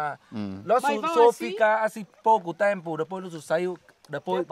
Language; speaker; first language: Portuguese; non-native, learner; Vietnamese